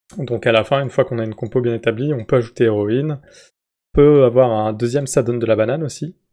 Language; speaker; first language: French; native; French